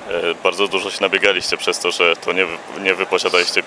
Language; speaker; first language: Polish; native; Polish